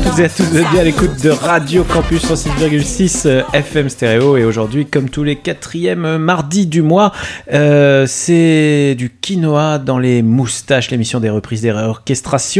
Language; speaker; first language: French; native; French